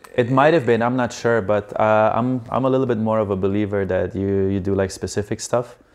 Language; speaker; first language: English; non-native, fluent; Slovenian